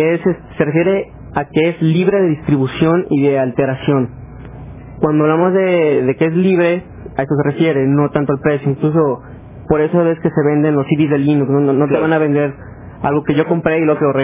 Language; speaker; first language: Spanish; native; Spanish